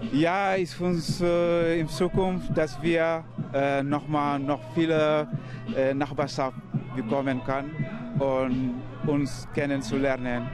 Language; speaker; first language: German; non-native, learner; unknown